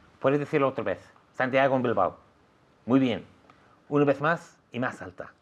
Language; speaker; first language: Spanish; non-native, fluent; English